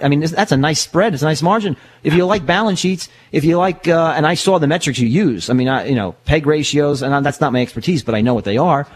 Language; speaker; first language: English; native; English